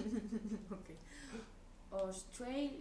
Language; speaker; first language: English; non-native, learner; Spanish